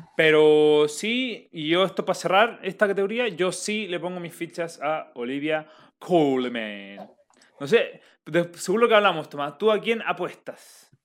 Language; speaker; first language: Spanish; native; Spanish